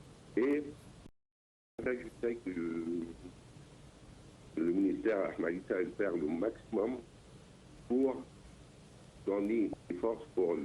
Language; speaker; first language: French; non-native, learner; Arabic